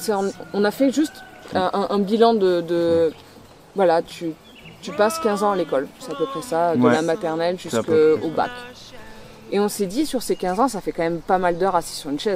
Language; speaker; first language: French; native; French